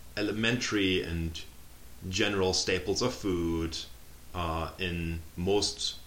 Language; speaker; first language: English; non-native, fluent; German